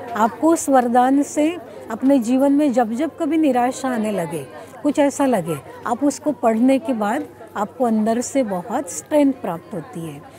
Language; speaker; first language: Hindi; non-native, local second language; Marathi